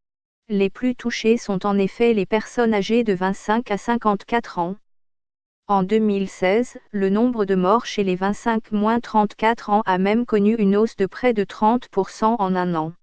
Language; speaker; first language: French; native; French